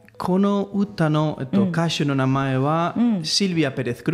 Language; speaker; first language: Japanese; non-native, learner; Catalan